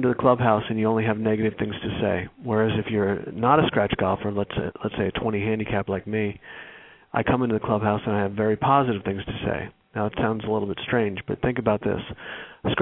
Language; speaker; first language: English; native; English